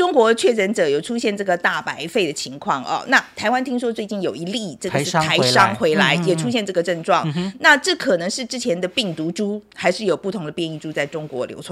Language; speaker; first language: Chinese; native; Chinese